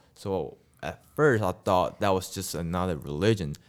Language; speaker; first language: English; non-native, local second language; Chinese